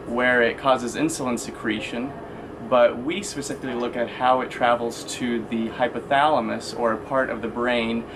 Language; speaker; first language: English; native; English